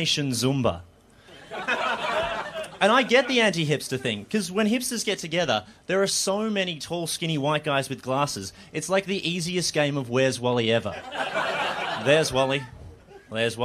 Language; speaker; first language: English; native; English